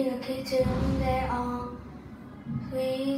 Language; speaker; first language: English; non-native, learner; Vietnamese